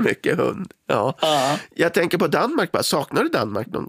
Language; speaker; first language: Swedish; native; Swedish